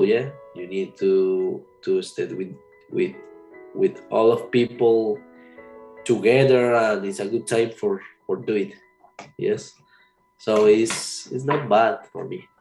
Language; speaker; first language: English; non-native, learner; Spanish